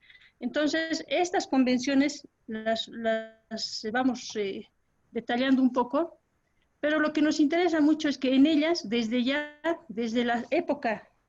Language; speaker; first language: Spanish; native; Spanish